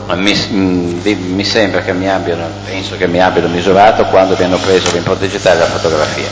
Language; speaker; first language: Italian; native; Italian